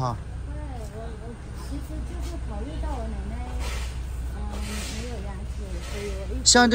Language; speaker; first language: Chinese; non-native, fluent; Vietnamese